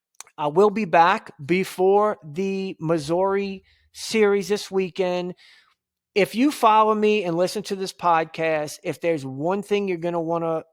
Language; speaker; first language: English; native; English